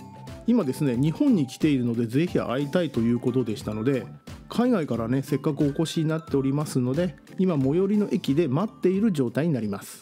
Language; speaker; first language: Japanese; native; Japanese